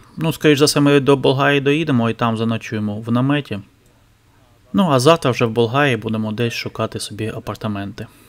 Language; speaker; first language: Ukrainian; non-native, local second language; Russian